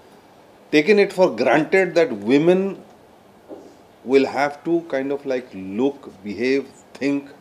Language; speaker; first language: English; non-native, local second language; Hindi